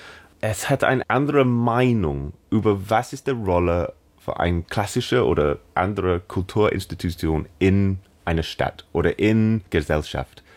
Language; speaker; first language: German; non-native, learner; English